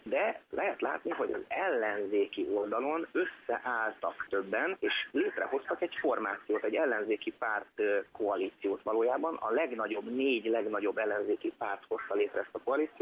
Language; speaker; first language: Hungarian; native; Hungarian